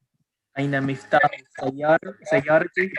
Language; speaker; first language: Arabic; non-native, learner; Urdu